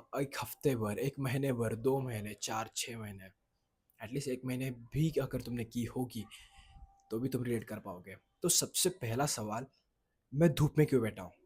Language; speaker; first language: Hindi; non-native, local second language; Marathi